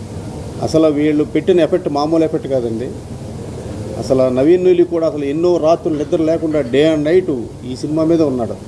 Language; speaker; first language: Telugu; native; Telugu